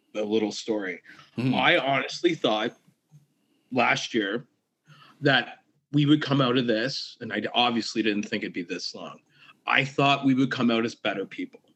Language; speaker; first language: English; native; English